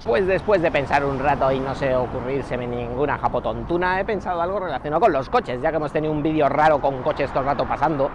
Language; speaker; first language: Spanish; native; Spanish